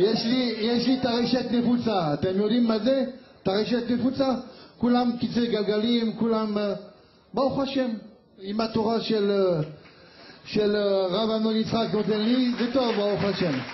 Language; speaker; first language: Hebrew; non-native, learner; French